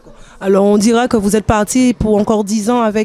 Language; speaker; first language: French; native; French